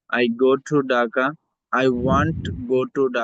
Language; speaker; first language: English; non-native, learner; Bangla